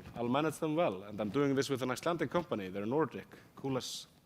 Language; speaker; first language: English; non-native, fluent; Icelandic